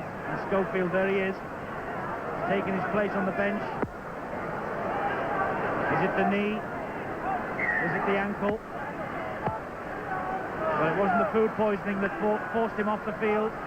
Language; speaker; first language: English; native; English